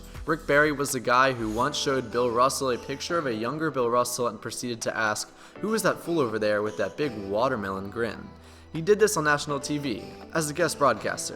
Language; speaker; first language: English; native; English